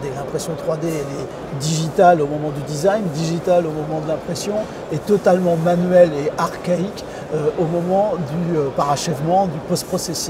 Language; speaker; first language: French; native; French